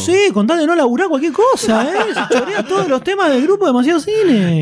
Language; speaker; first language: Spanish; native; Spanish